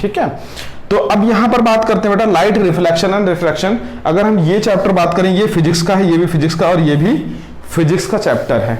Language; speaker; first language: Hindi; native; Hindi